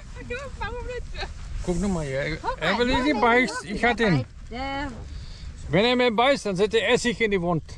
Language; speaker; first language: German; non-native, learner; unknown